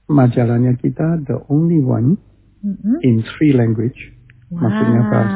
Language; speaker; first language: Indonesian; early bilingual, heritage; Chinese